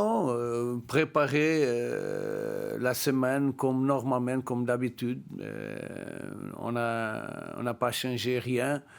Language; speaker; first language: French; non-native, learner; Portuguese